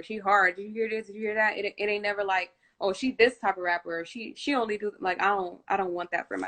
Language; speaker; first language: English; native; English